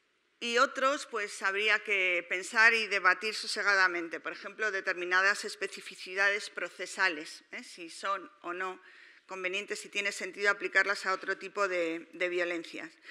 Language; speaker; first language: Spanish; native; Spanish